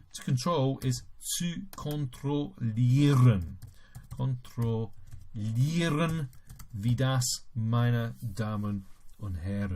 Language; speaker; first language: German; non-native, fluent; English